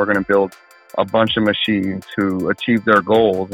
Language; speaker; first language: English; native; English